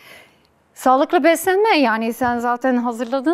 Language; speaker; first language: Turkish; non-native, fluent; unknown